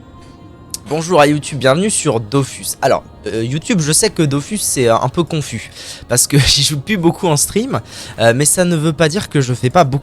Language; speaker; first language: French; native; French